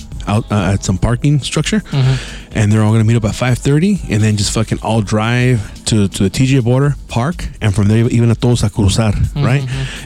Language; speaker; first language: English; early bilingual, other home language; Spanish